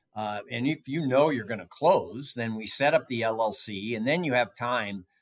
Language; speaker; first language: English; native; English